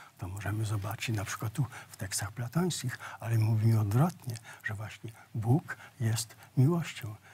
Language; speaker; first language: Polish; native; Polish